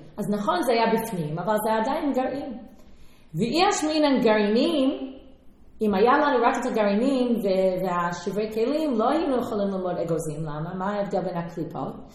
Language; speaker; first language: Hebrew; non-native, fluent; English